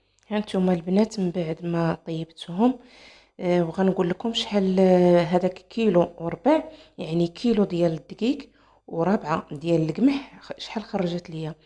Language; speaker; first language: Arabic; native; Arabic